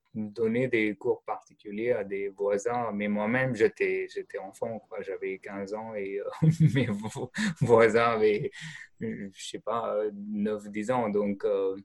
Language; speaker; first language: French; non-native, fluent; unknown